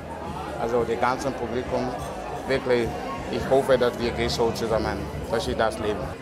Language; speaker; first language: German; non-native, learner; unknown